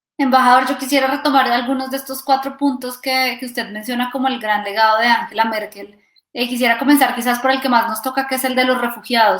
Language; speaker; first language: Spanish; native; Spanish